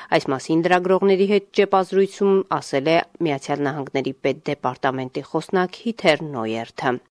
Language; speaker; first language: Armenian; native; Armenian